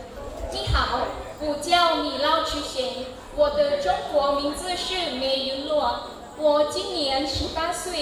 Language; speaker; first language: Chinese; non-native, learner; Lao